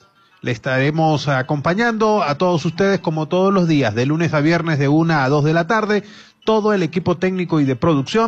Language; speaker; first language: Spanish; native; Spanish